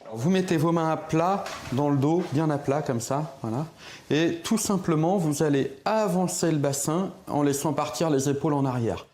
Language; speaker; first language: French; native; French